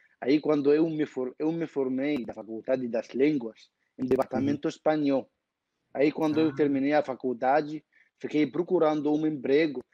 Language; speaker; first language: Portuguese; non-native, fluent; Arabic